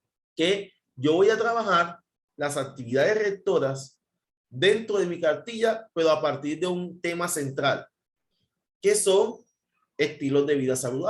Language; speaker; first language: Spanish; native; Spanish